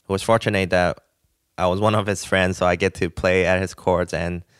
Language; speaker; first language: English; non-native, local second language; Cantonese